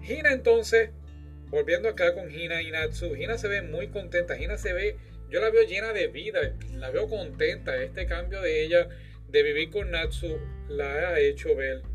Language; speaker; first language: Spanish; native; Spanish